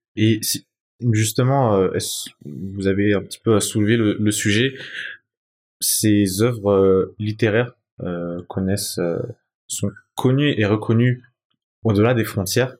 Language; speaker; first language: French; non-native, local second language; Malagasy